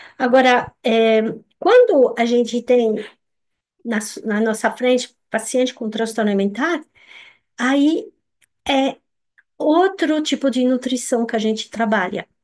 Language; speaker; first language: Portuguese; non-native, fluent; French